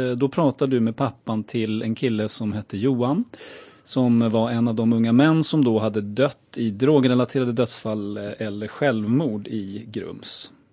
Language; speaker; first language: Swedish; native; Swedish